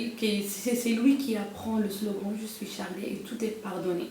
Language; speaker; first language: French; non-native, local second language; Arabic